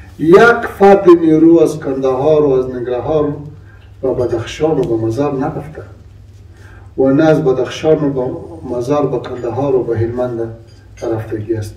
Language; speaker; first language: Persian; non-native, local second language; Pashto